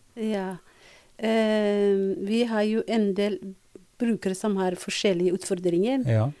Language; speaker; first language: Norwegian; non-native, fluent; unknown